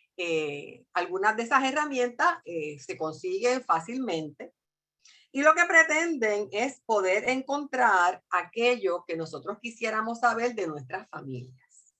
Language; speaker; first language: Spanish; native; Spanish